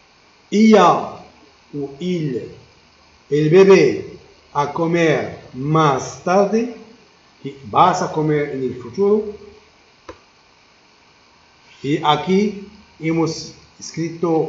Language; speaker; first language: Spanish; non-native, learner; Arabic